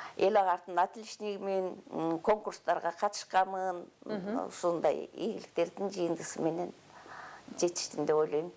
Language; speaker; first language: Kyrgyz; native; Kyrgyz